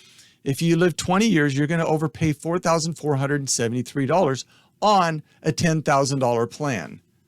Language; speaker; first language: English; native; English